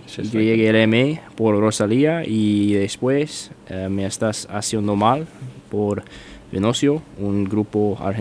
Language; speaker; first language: Spanish; non-native, learner; English